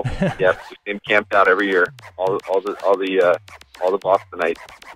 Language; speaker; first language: English; native; English